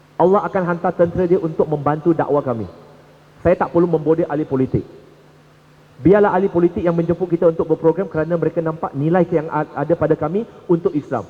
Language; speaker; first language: Malay; non-native, local second language; Chinese